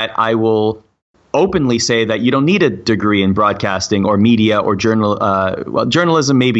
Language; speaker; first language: English; native; English